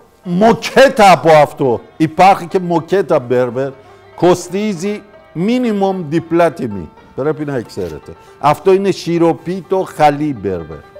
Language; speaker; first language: Greek; non-native, learner; Persian